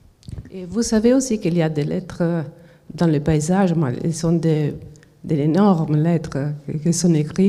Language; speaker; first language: French; non-native, fluent; Italian